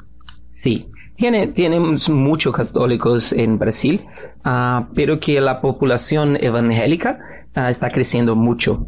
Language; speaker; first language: Spanish; non-native, learner; Portuguese